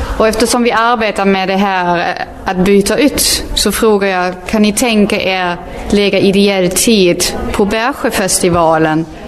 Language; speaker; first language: Swedish; native; Swedish